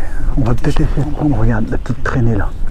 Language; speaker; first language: French; native; French